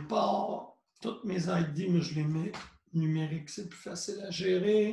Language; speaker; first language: French; native; French